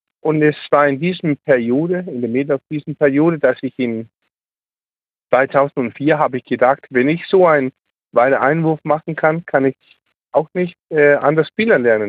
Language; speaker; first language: German; non-native, learner; Danish